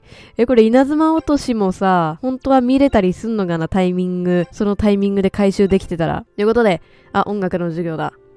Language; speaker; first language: Japanese; native; Japanese